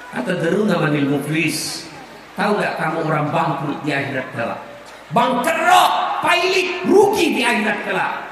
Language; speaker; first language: Indonesian; non-native, local second language; Buginese